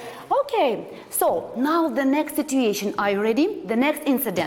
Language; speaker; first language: English; non-native, fluent; Russian